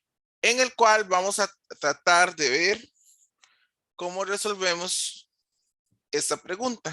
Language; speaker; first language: Spanish; native; Spanish